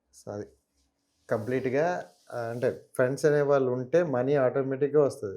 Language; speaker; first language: Telugu; native; Telugu